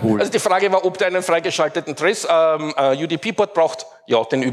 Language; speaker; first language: German; native; German